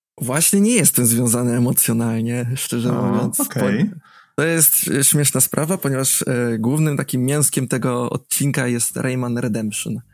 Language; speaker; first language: Polish; native; Polish